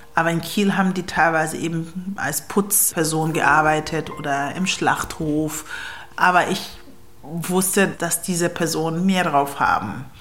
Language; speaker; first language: German; early bilingual, other home language; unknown